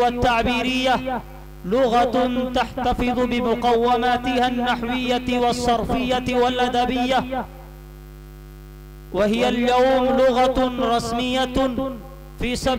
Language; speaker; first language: Arabic; non-native, fluent; Urdu